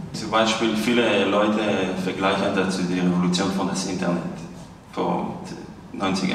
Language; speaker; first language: German; non-native, fluent; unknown